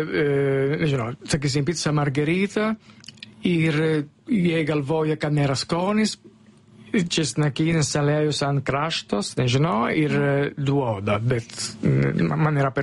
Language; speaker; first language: Lithuanian; non-native, learner; Italian